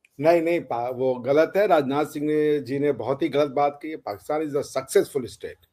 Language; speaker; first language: Hindi; native; Hindi